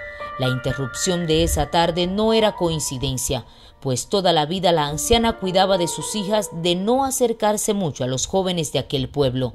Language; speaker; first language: Spanish; native; Spanish